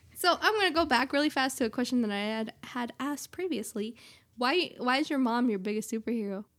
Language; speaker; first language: English; native; English